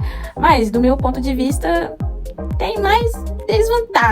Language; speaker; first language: Portuguese; non-native, fluent; French